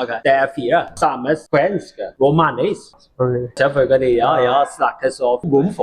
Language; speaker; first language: Norwegian; non-native, learner; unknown